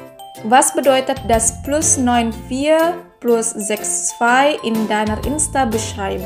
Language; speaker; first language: German; non-native, learner; Indonesian